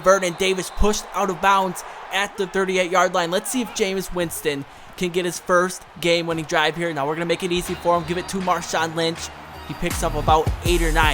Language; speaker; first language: English; native; English